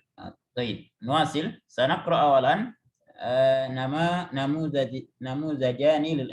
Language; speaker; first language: Arabic; non-native, fluent; Indonesian